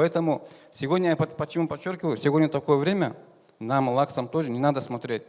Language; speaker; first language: Russian; non-native, local second language; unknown